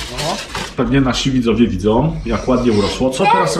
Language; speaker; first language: Polish; native; Polish